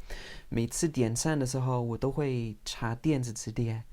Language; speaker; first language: Chinese; non-native, fluent; English